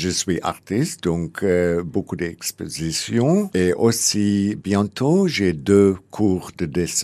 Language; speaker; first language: French; non-native, learner; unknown